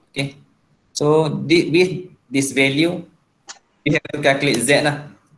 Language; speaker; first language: English; non-native, local second language; Malay